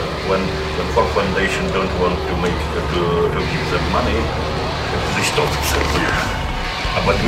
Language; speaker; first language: English; non-native, learner; Russian